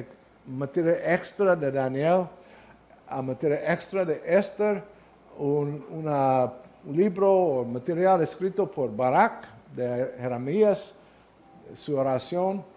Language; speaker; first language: Spanish; non-native, learner; English